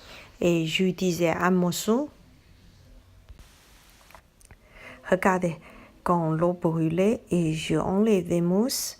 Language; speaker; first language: French; non-native, learner; Chinese